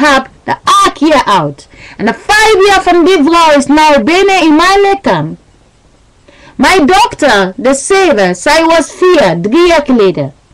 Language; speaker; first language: Dutch; non-native, learner; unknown